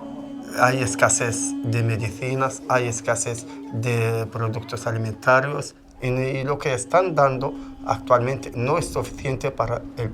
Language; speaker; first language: Spanish; non-native, fluent; Arabic